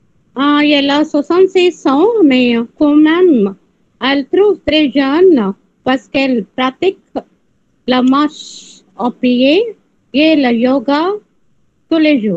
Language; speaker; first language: French; non-native, learner; Tamil